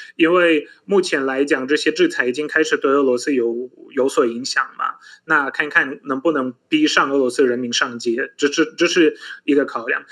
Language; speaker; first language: Chinese; non-native, fluent; Polish